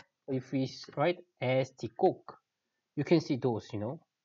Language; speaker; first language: English; non-native, fluent; Korean